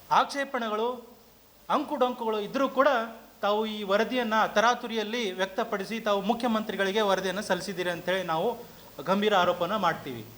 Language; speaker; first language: Kannada; non-native, local second language; Lambadi